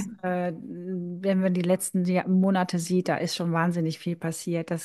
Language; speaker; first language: German; native; German